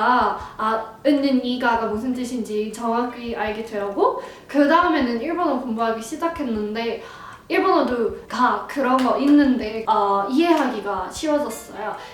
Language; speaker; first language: Korean; non-native, fluent; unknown